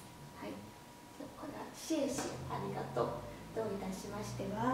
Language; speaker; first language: Japanese; non-native, fluent; Chinese